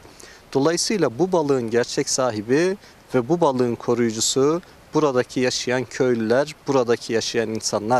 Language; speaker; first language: Turkish; native; Turkish